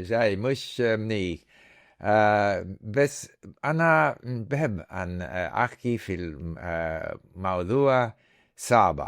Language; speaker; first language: Arabic; non-native, learner; English